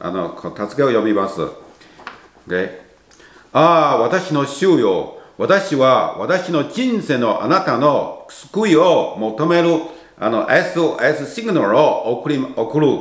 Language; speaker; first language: Japanese; non-native, learner; Chinese